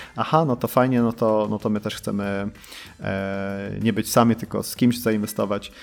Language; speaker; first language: Polish; early bilingual, heritage; Polish